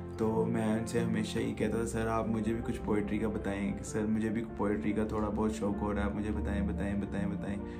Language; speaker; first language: Urdu; non-native, local second language; Punjabi